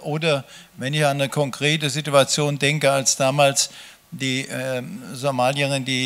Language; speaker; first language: German; native; German